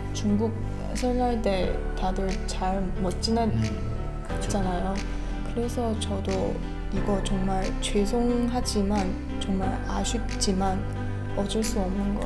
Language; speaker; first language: Korean; non-native, learner; Chinese